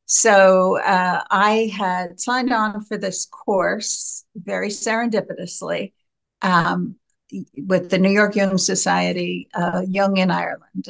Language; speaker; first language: English; native; English